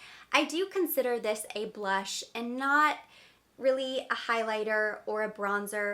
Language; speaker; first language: English; native; English